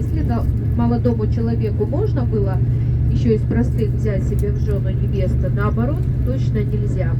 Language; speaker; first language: Russian; native; Russian